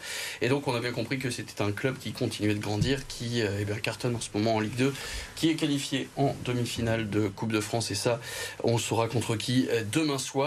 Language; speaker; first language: French; native; French